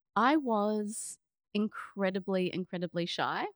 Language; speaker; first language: English; native; English